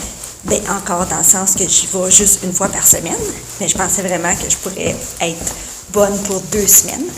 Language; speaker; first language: French; native; French